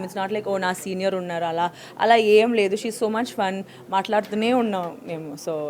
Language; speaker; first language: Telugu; non-native, fluent; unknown